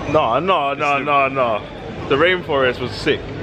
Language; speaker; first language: English; native; English